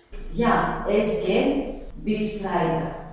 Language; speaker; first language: German; non-native, learner; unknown